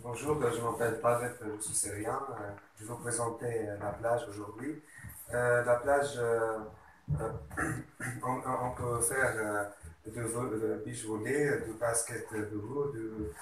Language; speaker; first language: French; non-native, learner; Arabic